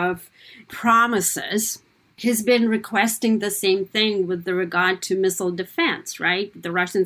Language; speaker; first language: English; non-native, fluent; Kazakh